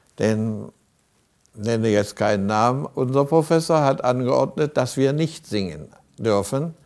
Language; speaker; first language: German; native; German